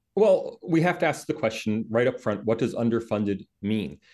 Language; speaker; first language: English; native; English